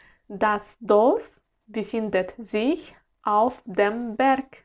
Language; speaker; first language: German; non-native, fluent; Uzbek